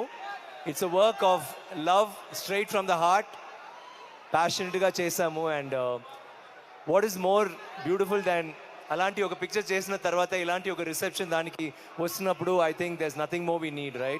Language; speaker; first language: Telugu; non-native, learner; Tamil